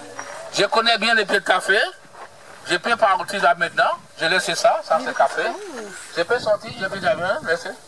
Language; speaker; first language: French; non-native, fluent; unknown